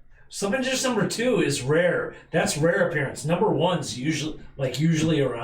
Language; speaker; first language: English; native; English